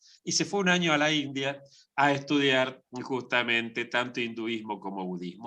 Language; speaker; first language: Spanish; native; Spanish